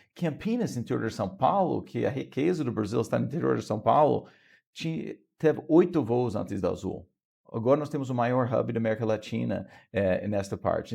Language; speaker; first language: Portuguese; non-native, fluent; English